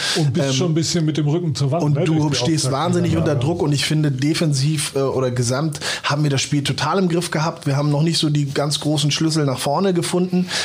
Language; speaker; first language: German; native; German